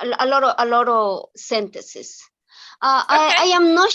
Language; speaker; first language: English; non-native, learner; Spanish